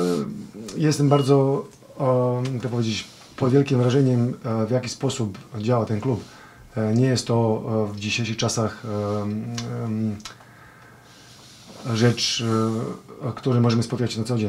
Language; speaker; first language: Polish; non-native, fluent; Serbian